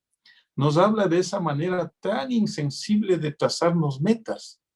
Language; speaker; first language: Spanish; native; Spanish